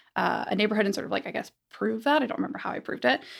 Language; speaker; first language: English; native; English